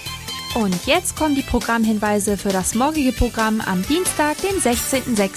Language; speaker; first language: German; native; German